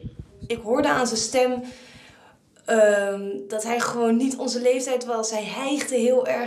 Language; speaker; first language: Dutch; native; Dutch